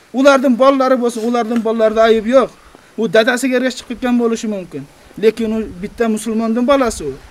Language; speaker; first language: Uzbek; native; Uzbek